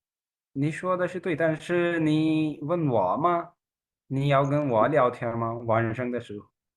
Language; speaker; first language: Chinese; non-native, learner; Urdu